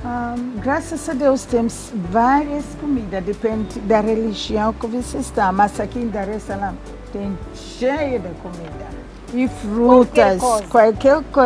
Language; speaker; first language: Portuguese; non-native, fluent; Swahili